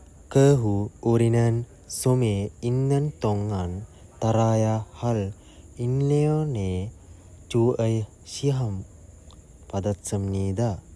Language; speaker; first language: Korean; non-native, learner; Sinhala